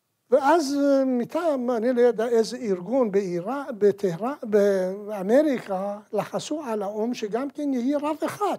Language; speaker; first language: Hebrew; non-native, fluent; Persian